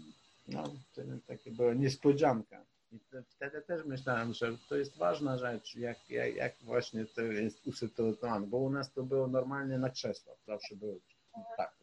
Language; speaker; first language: Polish; non-native, fluent; Ukrainian